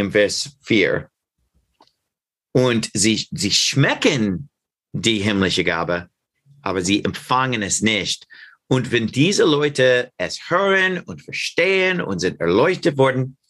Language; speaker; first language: German; non-native, learner; English